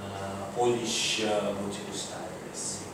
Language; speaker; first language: Japanese; non-native, learner; Ukrainian